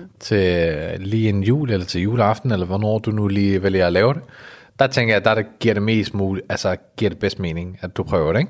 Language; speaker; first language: Danish; early bilingual, other home language; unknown